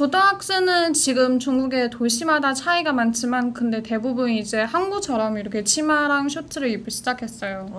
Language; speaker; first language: Korean; non-native, fluent; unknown